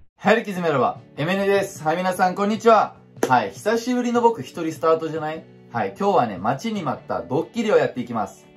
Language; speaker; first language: Japanese; non-native, fluent; Turkish